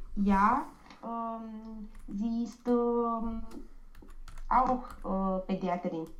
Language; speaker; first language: German; non-native, learner; Romanian